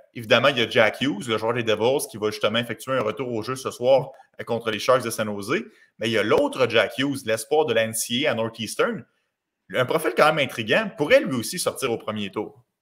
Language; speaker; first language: French; native; French